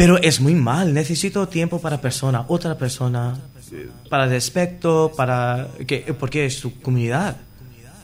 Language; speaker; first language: Spanish; non-native, learner; English